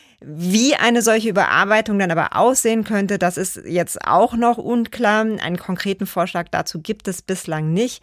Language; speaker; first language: German; native; German